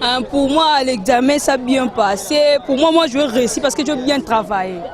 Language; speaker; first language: French; non-native, local second language; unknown